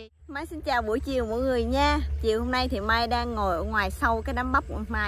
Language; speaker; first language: Vietnamese; native; Vietnamese